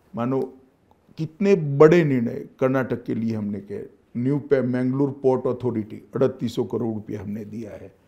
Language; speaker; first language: Hindi; non-native, local second language; Gujarati